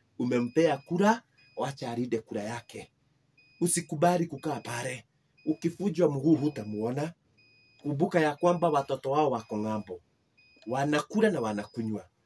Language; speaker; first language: Swahili; non-native, local second language; Kikuyu